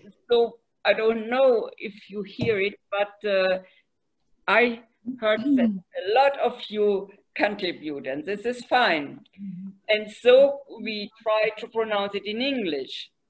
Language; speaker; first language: English; non-native, fluent; German